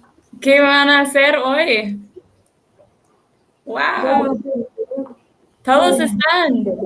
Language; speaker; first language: Spanish; non-native, learner; English